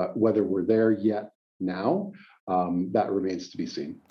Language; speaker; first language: English; native; English